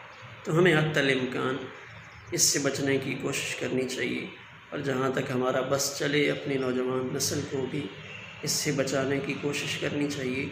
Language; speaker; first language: Urdu; native; Urdu